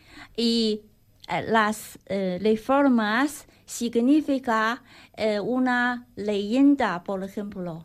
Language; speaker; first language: Spanish; non-native, learner; Chinese